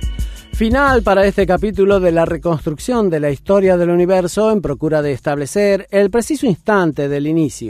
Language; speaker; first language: Spanish; native; Spanish